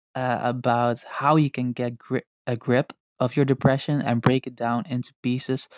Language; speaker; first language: English; non-native, fluent; Dutch